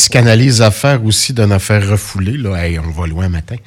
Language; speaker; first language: French; native; French